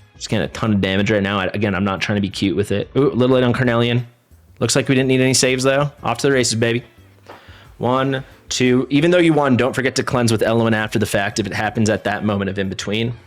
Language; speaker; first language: English; native; English